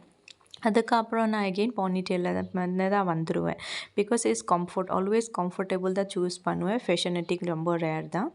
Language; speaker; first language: Tamil; non-native, learner; Assamese